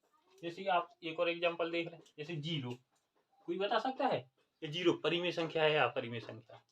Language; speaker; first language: Hindi; native; Hindi